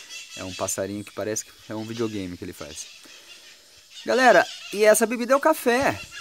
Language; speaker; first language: Portuguese; native; Portuguese